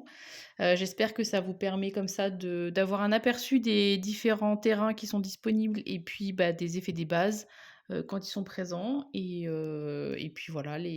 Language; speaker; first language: French; native; French